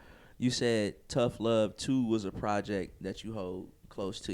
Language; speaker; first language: English; native; English